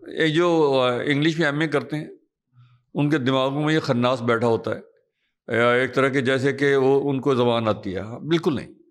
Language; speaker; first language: Urdu; non-native, local second language; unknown